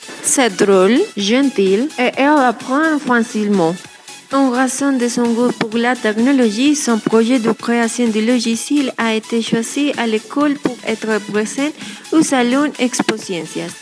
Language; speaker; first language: French; non-native, learner; Spanish